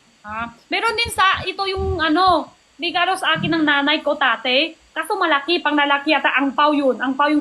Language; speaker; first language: Filipino; non-native, learner; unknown